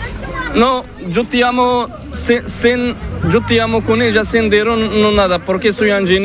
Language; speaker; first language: Spanish; non-native, learner; Arabic